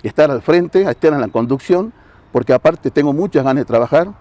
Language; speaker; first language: Spanish; native; Spanish